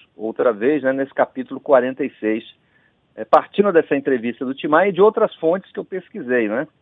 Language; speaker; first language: Portuguese; native; Portuguese